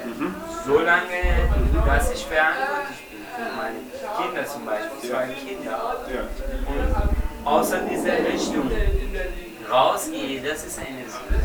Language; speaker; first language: German; non-native, learner; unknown